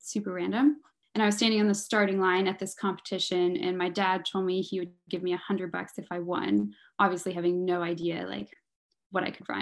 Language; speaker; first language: English; native; English